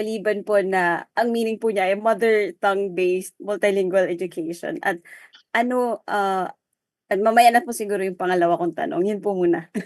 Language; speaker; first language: Filipino; native; Filipino